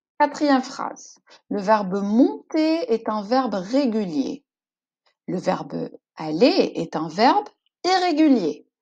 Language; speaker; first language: French; non-native, local second language; Arabic